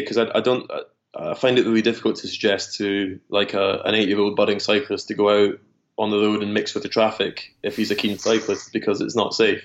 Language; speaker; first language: English; native; English